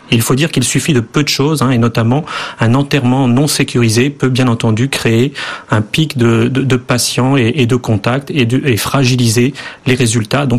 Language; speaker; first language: French; native; French